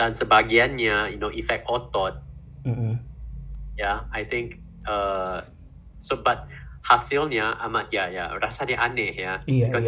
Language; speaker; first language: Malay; non-native, fluent; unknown